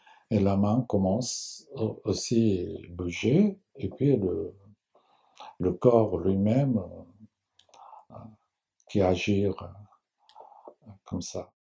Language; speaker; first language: French; non-native, learner; Japanese